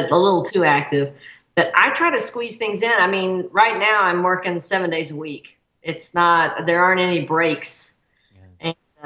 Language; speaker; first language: English; native; English